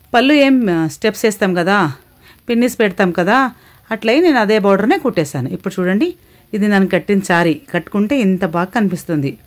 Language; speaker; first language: Telugu; non-native, local second language; Kannada